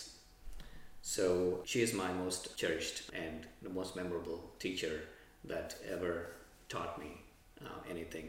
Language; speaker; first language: English; non-native, local second language; Telugu